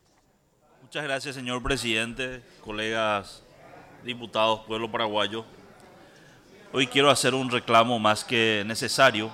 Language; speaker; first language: Spanish; native; Spanish